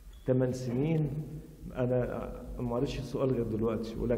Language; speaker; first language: Arabic; native; Arabic